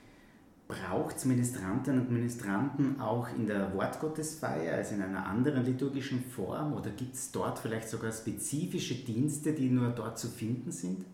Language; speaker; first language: German; native; German